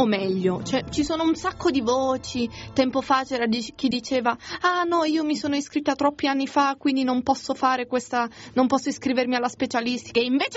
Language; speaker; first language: Italian; native; Italian